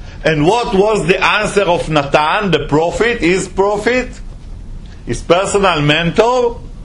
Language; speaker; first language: English; non-native, fluent; Hebrew